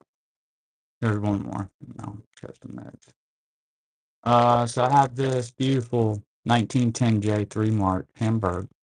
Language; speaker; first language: English; native; English